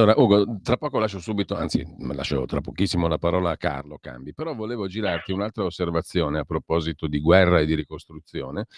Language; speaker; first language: Italian; native; Italian